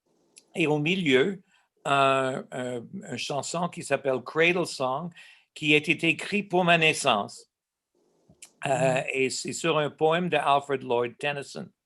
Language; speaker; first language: French; non-native, local second language; English